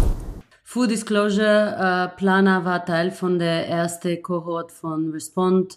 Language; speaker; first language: German; non-native, fluent; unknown